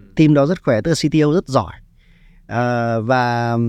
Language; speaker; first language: Vietnamese; native; Vietnamese